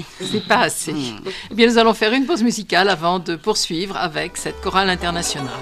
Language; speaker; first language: French; native; French